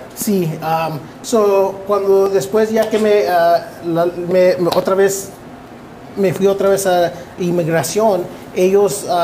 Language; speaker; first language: Spanish; early bilingual, heritage; Spanish